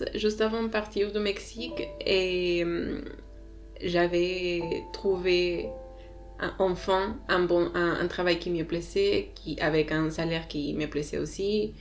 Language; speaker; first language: French; non-native, learner; Spanish